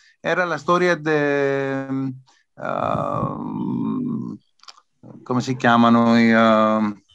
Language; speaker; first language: Italian; non-native, learner; Greek